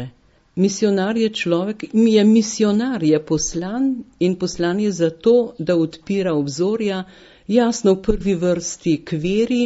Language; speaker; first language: Slovenian; native; Slovenian